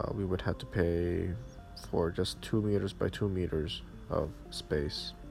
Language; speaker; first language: English; non-native, fluent; Arabic